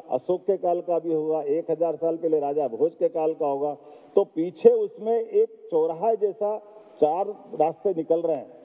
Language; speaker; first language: Hindi; native; Hindi